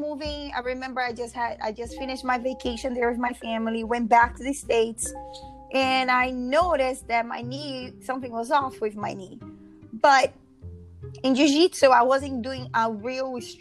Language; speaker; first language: English; non-native, fluent; Portuguese